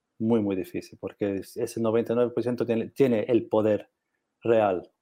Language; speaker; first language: Spanish; non-native, learner; English